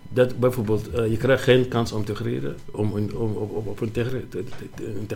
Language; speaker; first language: Dutch; non-native, learner; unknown